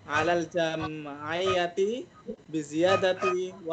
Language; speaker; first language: Arabic; non-native, learner; Indonesian